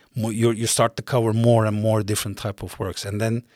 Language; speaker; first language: English; non-native, fluent; Turkish